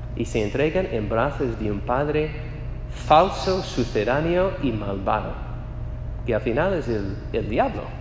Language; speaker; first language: Spanish; non-native, fluent; English